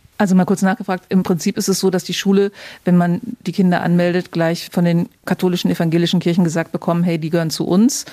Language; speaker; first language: German; native; German